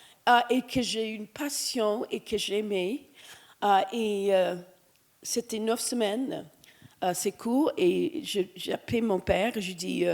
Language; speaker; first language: French; non-native, fluent; English